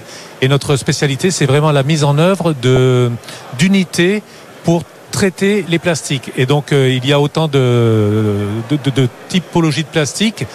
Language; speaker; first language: French; native; French